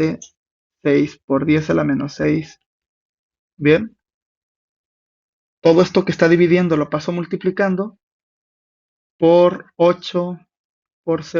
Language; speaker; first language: Spanish; native; Spanish